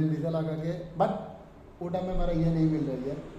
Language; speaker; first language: Hindi; non-native, learner; Bangla